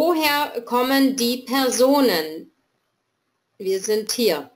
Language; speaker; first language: German; non-native, fluent; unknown